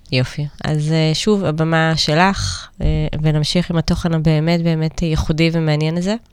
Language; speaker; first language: Hebrew; native; Hebrew